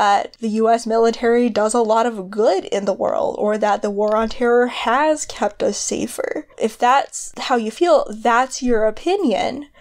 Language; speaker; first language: English; native; English